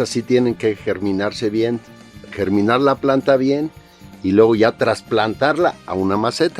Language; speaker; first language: Spanish; native; Spanish